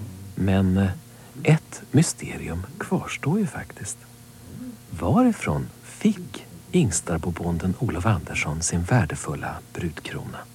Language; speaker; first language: Swedish; native; Swedish